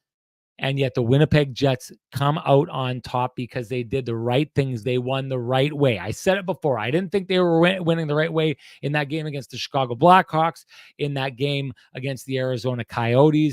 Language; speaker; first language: English; native; English